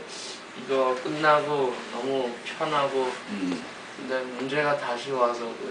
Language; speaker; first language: Korean; early bilingual, heritage; Korean